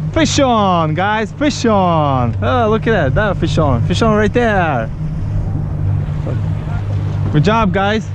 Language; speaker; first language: English; non-native, learner; Ukrainian